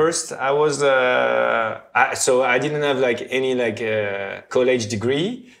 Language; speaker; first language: English; non-native, fluent; French